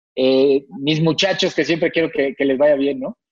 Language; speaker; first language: Spanish; native; Spanish